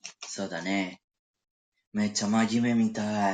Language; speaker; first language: Japanese; non-native, learner; Spanish